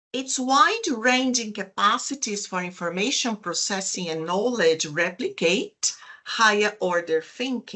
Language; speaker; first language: English; non-native, fluent; Portuguese